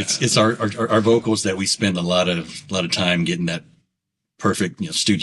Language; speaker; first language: English; native; English